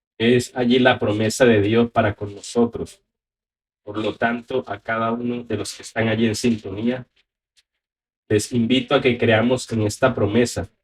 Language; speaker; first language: Spanish; native; Spanish